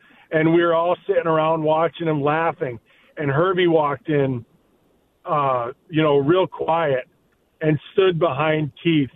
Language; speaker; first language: English; native; English